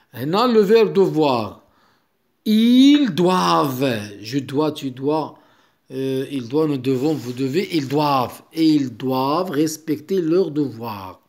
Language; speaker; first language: French; non-native, local second language; Arabic